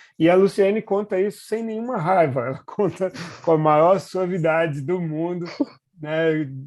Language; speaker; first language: Portuguese; native; Portuguese